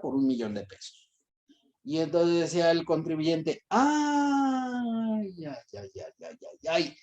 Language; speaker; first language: Spanish; native; Spanish